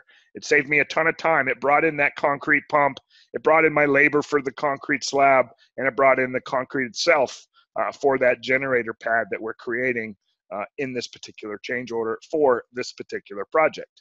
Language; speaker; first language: English; native; English